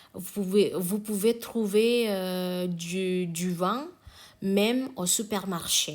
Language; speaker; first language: French; non-native, learner; Indonesian